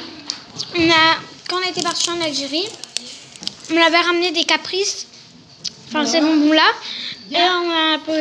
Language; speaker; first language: French; early bilingual, other home language; Arabic